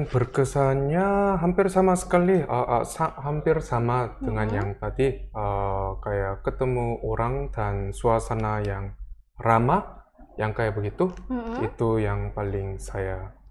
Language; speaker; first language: Indonesian; early bilingual, other home language; Korean